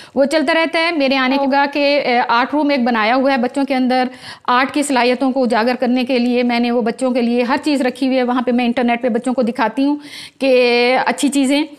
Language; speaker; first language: Urdu; non-native, local second language; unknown